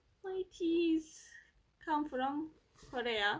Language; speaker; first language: English; non-native, learner; Turkish